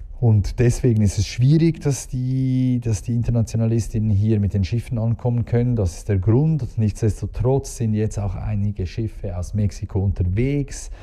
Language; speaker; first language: German; native; German